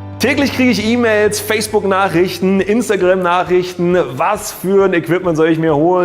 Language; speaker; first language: German; native; German